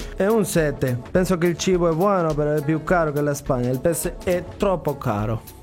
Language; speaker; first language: Italian; non-native, learner; Spanish